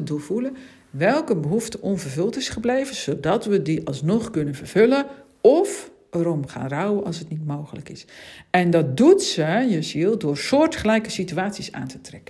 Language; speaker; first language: Dutch; native; Dutch